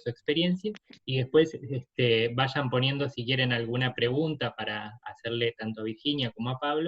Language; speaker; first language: Spanish; native; Spanish